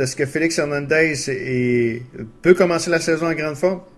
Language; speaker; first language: French; native; French